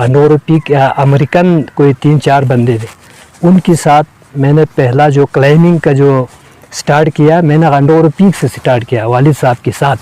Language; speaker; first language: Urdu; non-native, local second language; Balti